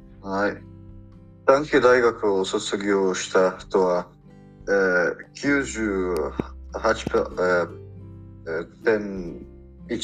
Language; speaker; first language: Japanese; non-native, learner; Arabic